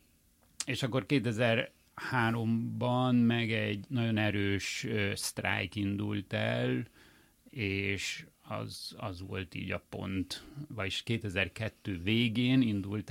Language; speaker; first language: Hungarian; early bilingual, heritage; Hungarian